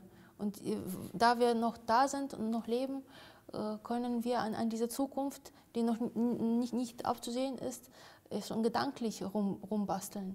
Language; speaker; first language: German; non-native, fluent; Russian